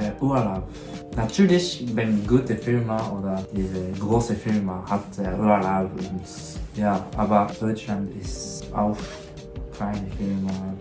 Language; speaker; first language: German; non-native, learner; Japanese